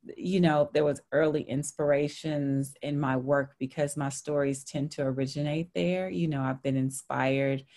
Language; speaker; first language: English; native; English